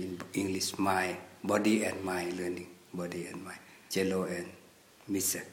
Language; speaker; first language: English; non-native, learner; Thai